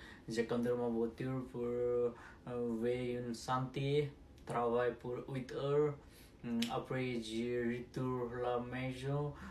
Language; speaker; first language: French; non-native, learner; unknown